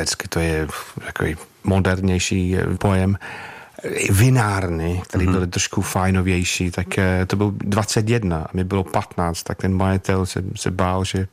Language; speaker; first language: Czech; non-native, fluent; English